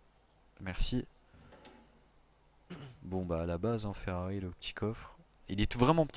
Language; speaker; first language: French; native; French